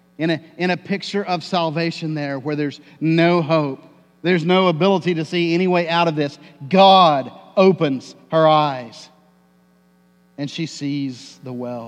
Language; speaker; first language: English; native; English